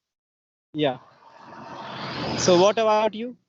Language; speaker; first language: English; non-native, learner; Hindi